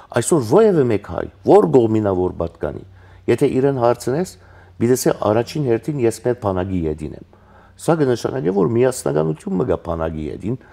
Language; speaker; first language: Armenian; native; Armenian